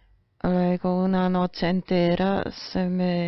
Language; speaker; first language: Spanish; non-native, fluent; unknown